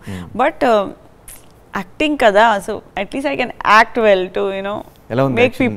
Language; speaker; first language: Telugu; non-native, fluent; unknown